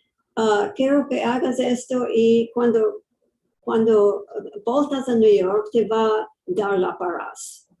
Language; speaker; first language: Spanish; early bilingual, heritage; English